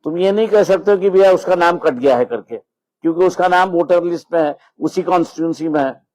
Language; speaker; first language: Hindi; non-native, local second language; Marathi